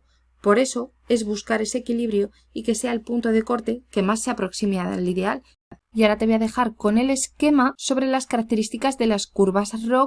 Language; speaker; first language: Spanish; native; Spanish